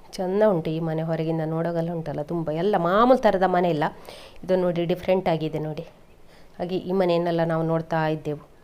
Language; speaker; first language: Kannada; native; Kannada